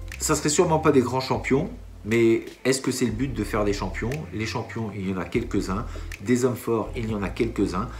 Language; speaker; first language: French; native; French